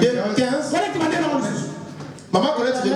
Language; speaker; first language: French; non-native, local second language; Lingala